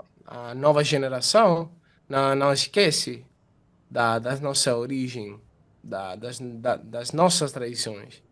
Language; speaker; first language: Portuguese; non-native, fluent; Italian